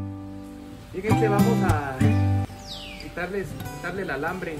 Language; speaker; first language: Spanish; native; Spanish